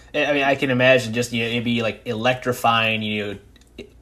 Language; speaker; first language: English; early bilingual, other home language; Italian